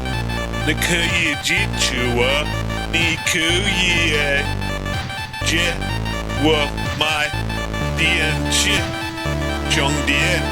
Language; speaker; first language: Chinese; non-native, learner; English